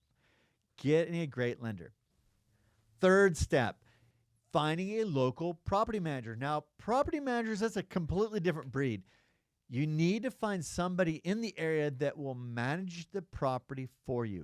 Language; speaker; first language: English; native; English